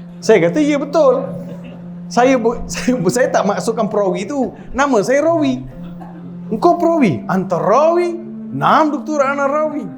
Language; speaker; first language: Malay; non-native, local second language; Tamil